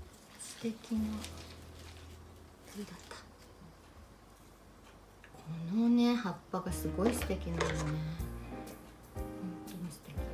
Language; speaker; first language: Japanese; native; Japanese